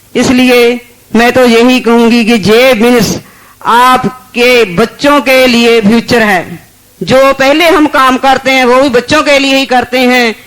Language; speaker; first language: Hindi; non-native, local second language; Punjabi